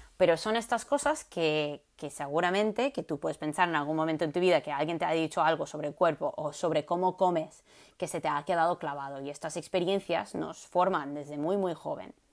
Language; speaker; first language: Spanish; non-native, fluent; English